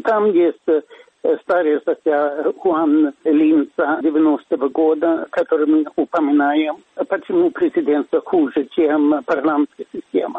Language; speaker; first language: Russian; non-native, fluent; Swedish